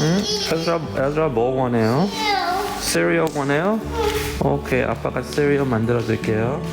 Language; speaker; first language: Korean; early bilingual, heritage; Korean